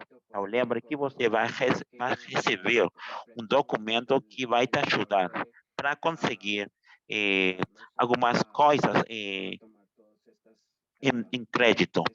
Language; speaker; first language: Portuguese; non-native, fluent; Spanish